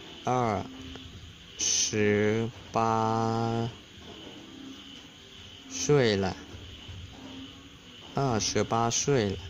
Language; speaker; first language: Chinese; non-native, fluent; Khmer